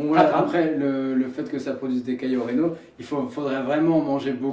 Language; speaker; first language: French; native; French